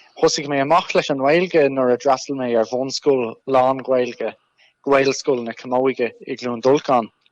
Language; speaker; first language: Irish; non-native, local second language; English